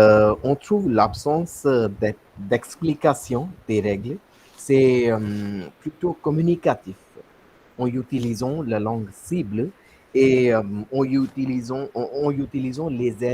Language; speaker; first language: French; non-native, learner; Hindi